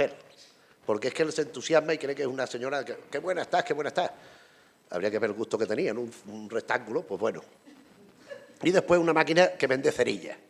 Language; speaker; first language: Spanish; native; Spanish